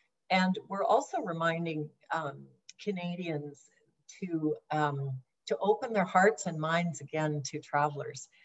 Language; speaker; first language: English; native; English